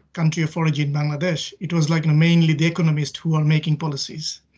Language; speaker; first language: English; non-native, local second language; Bangla